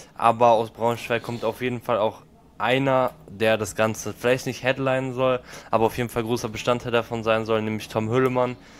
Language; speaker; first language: German; native; German